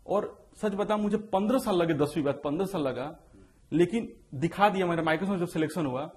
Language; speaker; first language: Hindi; native; Hindi